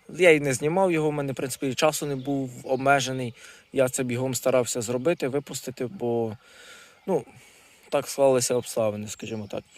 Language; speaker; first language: Ukrainian; non-native, local second language; Russian